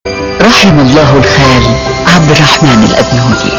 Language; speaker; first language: Arabic; native; Arabic